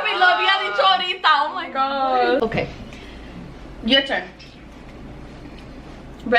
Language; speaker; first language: Spanish; early bilingual, heritage; Spanish